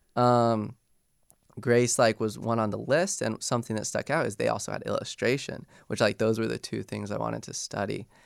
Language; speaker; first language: English; native; English